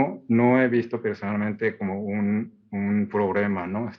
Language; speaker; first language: Spanish; non-native, fluent; Japanese